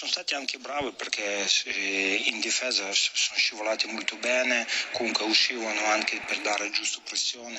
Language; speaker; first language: Italian; non-native, fluent; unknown